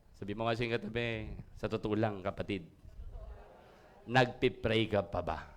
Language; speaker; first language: Filipino; non-native, local second language; Iloko